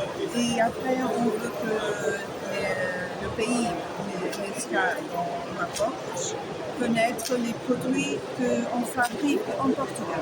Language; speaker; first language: French; non-native, learner; Portuguese